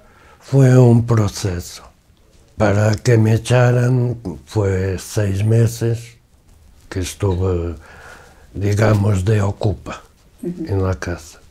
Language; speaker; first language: Spanish; non-native, fluent; Portuguese